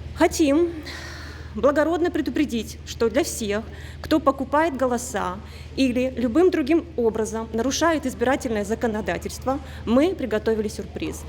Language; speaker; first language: Russian; native; Russian